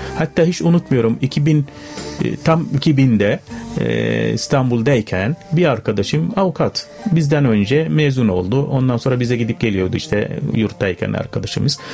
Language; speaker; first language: Turkish; non-native, fluent; Arabic